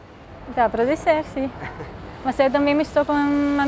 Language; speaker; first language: Portuguese; non-native, fluent; Swiss German